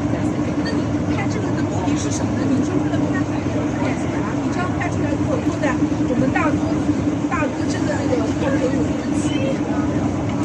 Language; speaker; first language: Chinese; native; Chinese